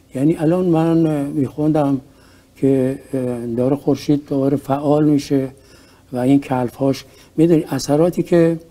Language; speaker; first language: Persian; native; Persian